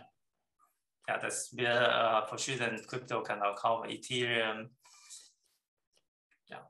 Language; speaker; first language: German; non-native, learner; Chinese